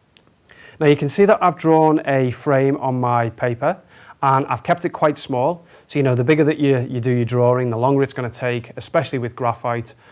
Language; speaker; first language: English; native; English